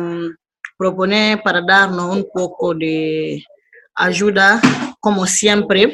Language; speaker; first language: Spanish; non-native, learner; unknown